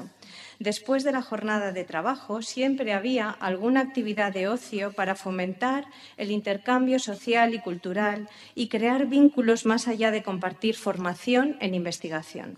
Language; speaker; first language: Spanish; native; Spanish